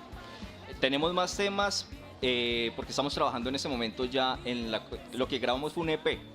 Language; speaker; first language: Spanish; native; Spanish